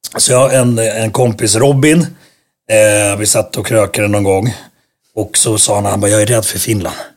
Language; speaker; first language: Swedish; early bilingual, other home language; Finnish